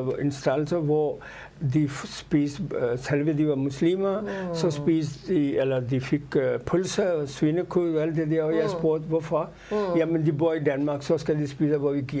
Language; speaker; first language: Danish; non-native, fluent; Urdu